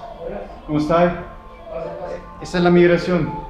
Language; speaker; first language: Spanish; non-native, learner; English